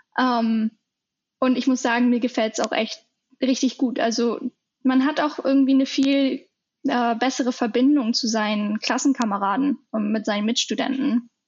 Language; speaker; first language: German; native; German